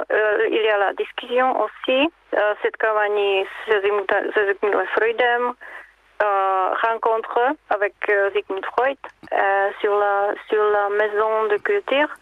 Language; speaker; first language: French; non-native, fluent; Czech